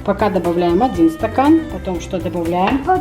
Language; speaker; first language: Russian; native; Russian